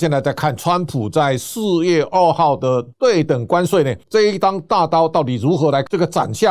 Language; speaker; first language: Chinese; native; Chinese